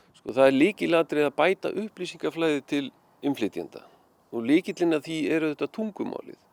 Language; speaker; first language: Icelandic; native; Icelandic